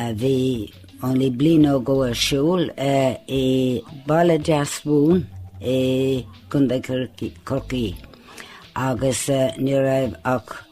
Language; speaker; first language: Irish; non-native, local second language; English